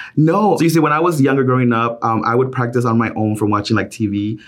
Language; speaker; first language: English; early bilingual, other home language; Spanish